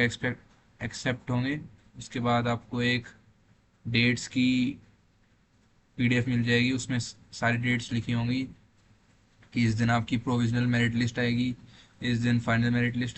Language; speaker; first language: Hindi; native; Hindi